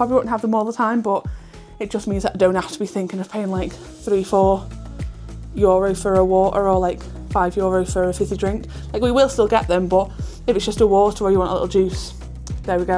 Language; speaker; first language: English; native; English